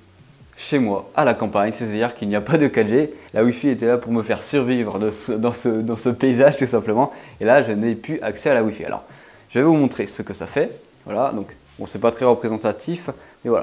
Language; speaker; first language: French; native; French